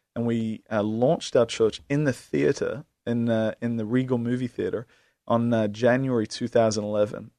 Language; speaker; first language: English; native; English